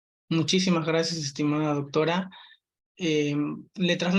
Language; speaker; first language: Spanish; native; Spanish